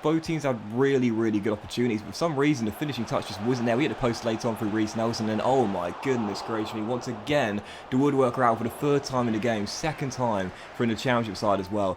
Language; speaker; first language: English; native; English